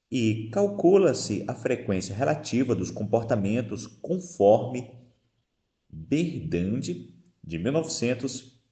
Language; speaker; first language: Portuguese; native; Portuguese